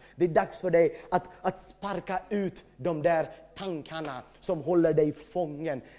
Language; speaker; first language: Swedish; non-native, fluent; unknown